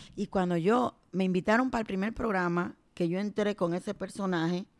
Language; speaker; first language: Spanish; native; Spanish